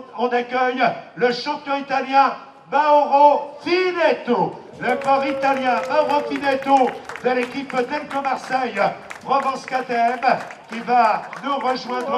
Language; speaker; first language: French; native; French